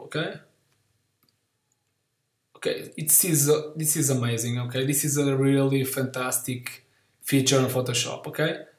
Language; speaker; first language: English; non-native, learner; Portuguese